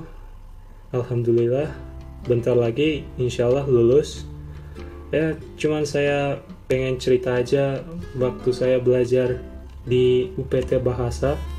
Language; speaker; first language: Indonesian; non-native, fluent; Turkmen